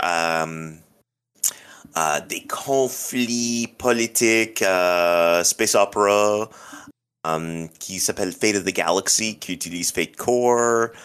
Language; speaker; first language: French; non-native, local second language; English